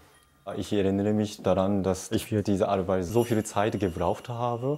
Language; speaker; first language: German; non-native, fluent; Japanese